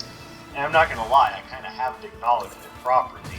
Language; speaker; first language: English; native; English